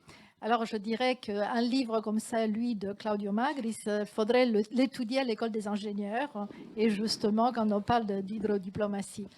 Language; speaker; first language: French; non-native, fluent; Italian